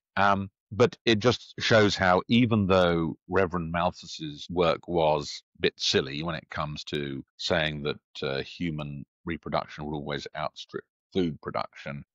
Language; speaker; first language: English; native; English